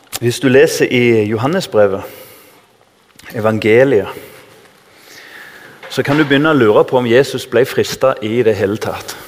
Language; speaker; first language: Norwegian; native; Norwegian